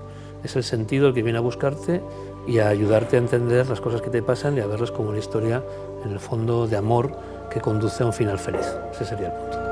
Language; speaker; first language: Spanish; native; Spanish